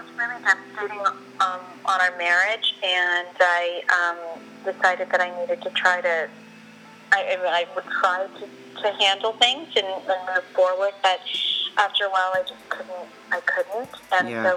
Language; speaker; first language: English; native; English